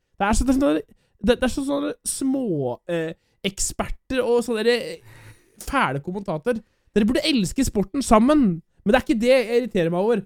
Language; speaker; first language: Norwegian; native; Norwegian